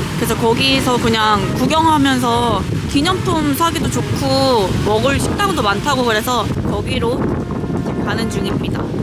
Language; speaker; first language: Korean; early bilingual, heritage; Korean